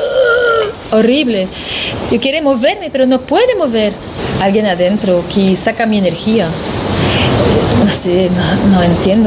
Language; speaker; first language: Spanish; non-native, learner; French